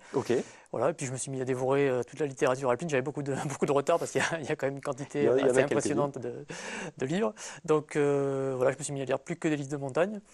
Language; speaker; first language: French; native; French